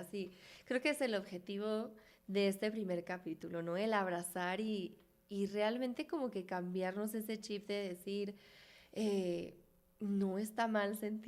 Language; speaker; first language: Spanish; native; Spanish